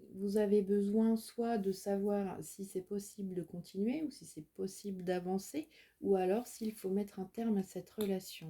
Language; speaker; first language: French; native; French